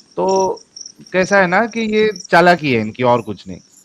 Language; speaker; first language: Hindi; native; Hindi